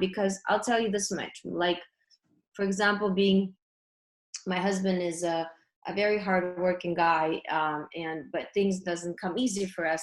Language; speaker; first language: English; early bilingual, other home language; Russian